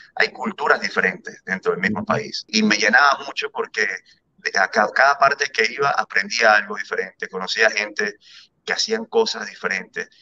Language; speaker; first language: Spanish; early bilingual, other home language; German